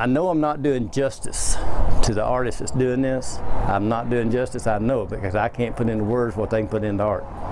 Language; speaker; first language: English; native; English